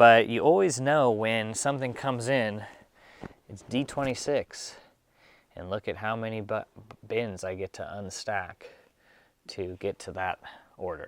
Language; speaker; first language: English; native; English